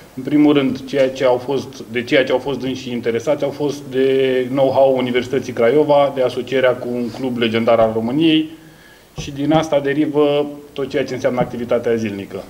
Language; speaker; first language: Romanian; native; Romanian